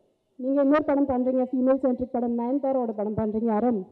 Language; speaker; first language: Tamil; non-native, fluent; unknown